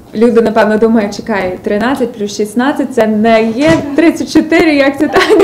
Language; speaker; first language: Ukrainian; early bilingual, other home language; English